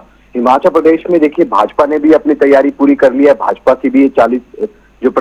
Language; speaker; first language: Hindi; native; Hindi